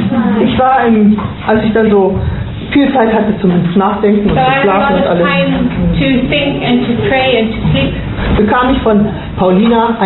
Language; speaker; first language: German; native; German